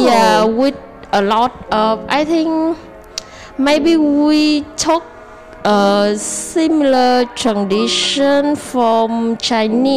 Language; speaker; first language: English; non-native, learner; Vietnamese